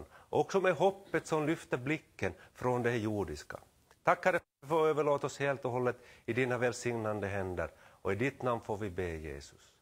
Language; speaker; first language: Swedish; native; Swedish